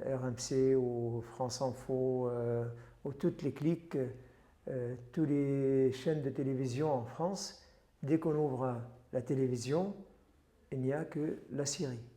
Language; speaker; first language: French; non-native, fluent; Arabic